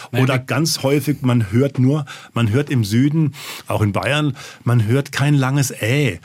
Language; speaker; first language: German; native; German